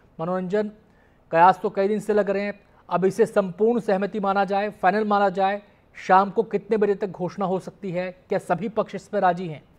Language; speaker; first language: Hindi; native; Hindi